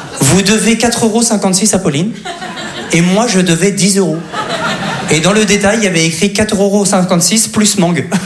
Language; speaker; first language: French; native; French